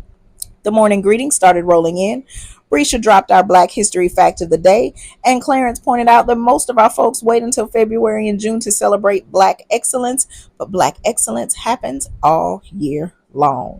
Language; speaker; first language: English; native; English